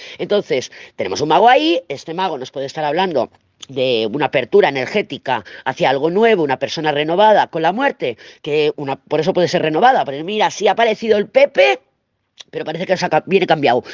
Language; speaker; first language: Spanish; native; Spanish